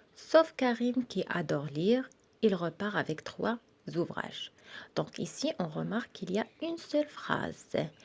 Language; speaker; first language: French; non-native, local second language; Arabic